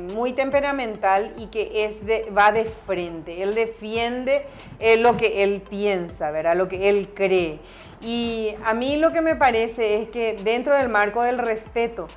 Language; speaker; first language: Spanish; native; Spanish